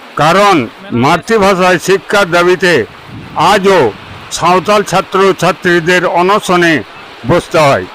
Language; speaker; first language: Bangla; non-native, local second language; Santali